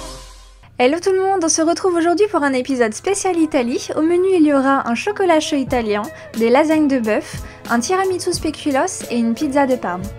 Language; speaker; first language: French; native; French